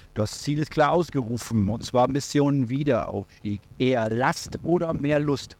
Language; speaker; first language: German; native; German